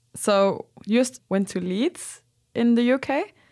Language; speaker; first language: English; non-native, fluent; Danish